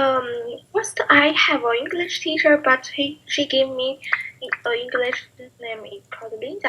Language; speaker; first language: English; non-native, learner; Chinese